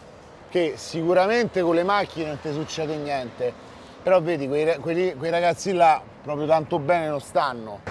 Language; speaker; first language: Italian; native; Italian